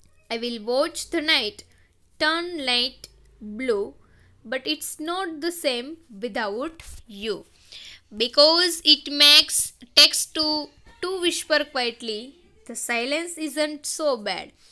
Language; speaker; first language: English; non-native, local second language; Gujarati